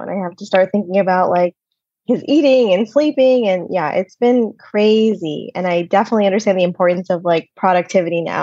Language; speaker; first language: English; native; English